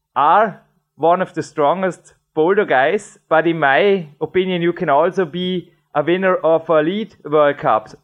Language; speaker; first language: English; non-native, fluent; German